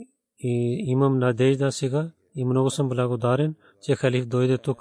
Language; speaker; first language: Bulgarian; non-native, learner; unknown